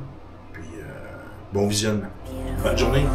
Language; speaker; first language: French; native; French